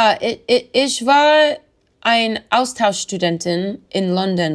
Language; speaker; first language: German; non-native, learner; English